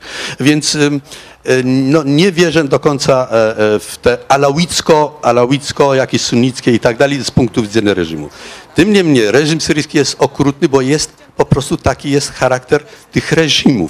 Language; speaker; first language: Polish; non-native, fluent; Arabic